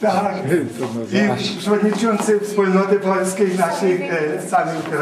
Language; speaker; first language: Polish; early bilingual, heritage; Polish